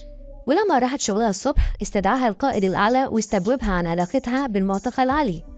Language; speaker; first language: Arabic; native; Arabic